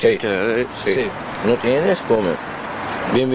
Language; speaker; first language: Spanish; non-native, learner; Arabic